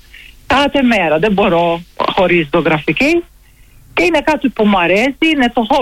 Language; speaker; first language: Greek; non-native, learner; Maltese